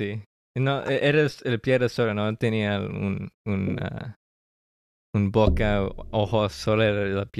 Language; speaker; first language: Spanish; early bilingual, heritage; English